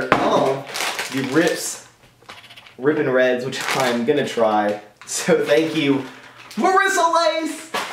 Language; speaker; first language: English; native; English